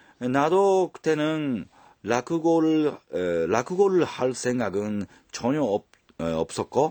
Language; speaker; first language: Korean; non-native, fluent; Japanese